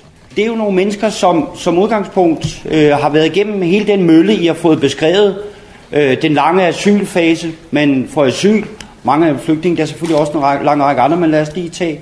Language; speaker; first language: Danish; native; Danish